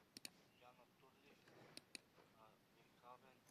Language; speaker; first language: German; non-native, learner; Macedonian